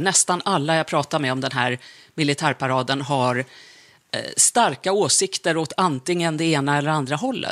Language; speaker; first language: Swedish; native; Swedish